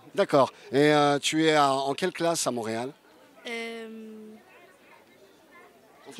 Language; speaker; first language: Arabic; native; Arabic